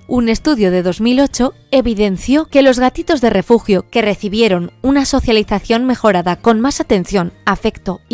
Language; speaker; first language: Spanish; native; Spanish